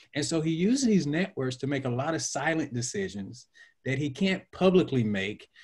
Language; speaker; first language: English; native; English